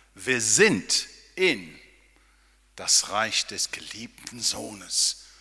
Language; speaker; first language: German; non-native, fluent; English